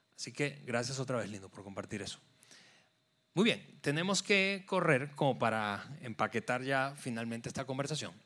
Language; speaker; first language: Spanish; native; Spanish